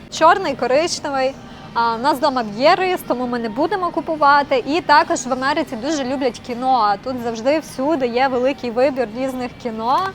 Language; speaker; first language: Ukrainian; non-native, local second language; Russian